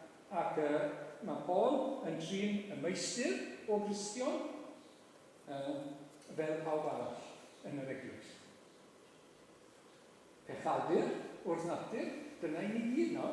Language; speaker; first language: Welsh; native; Welsh